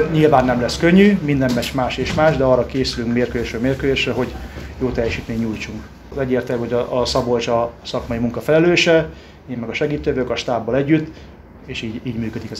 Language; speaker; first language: Hungarian; native; Hungarian